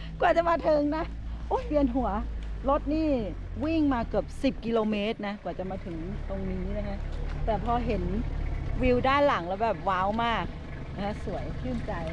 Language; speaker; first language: Thai; native; Thai